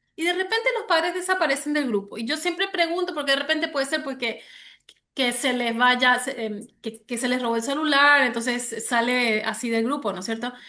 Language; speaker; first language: Spanish; early bilingual, other home language; German